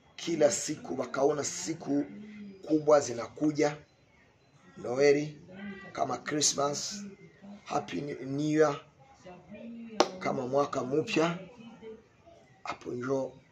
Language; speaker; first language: Swahili; non-native, local second language; Kinyarwanda